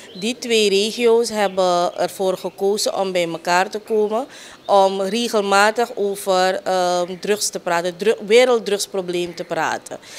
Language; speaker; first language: Dutch; native; Dutch